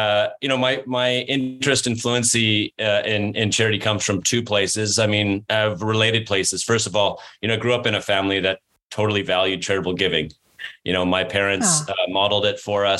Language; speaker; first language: English; native; English